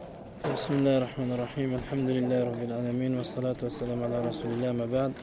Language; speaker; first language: Arabic; non-native, fluent; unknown